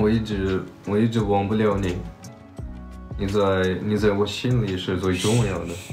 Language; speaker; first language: Chinese; early bilingual, heritage; Chinese